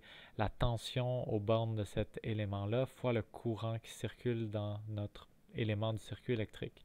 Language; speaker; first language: French; native; French